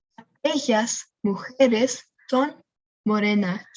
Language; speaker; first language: Spanish; non-native, fluent; English